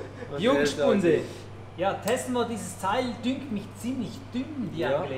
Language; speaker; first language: German; native; German